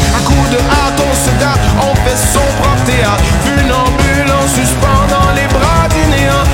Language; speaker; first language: French; native; French